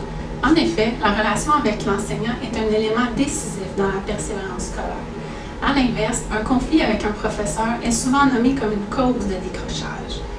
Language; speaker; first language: French; native; French